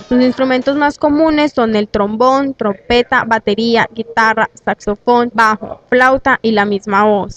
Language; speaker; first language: Spanish; native; Spanish